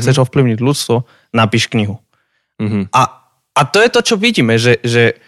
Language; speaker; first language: Slovak; native; Slovak